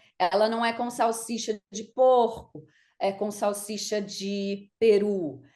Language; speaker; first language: Portuguese; native; Portuguese